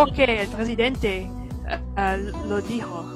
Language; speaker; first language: Spanish; non-native, fluent; English